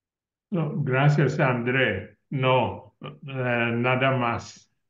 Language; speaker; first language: Spanish; non-native, learner; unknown